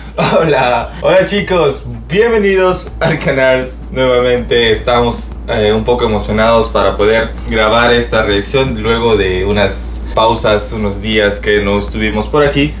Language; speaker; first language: Spanish; native; Spanish